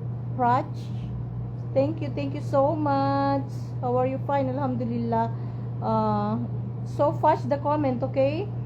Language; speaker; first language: English; non-native, learner; Filipino